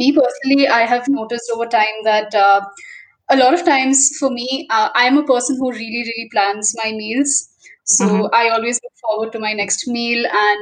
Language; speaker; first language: English; non-native, local second language; Bangla